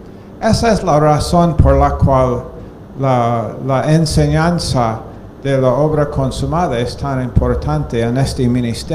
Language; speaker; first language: Spanish; non-native, fluent; English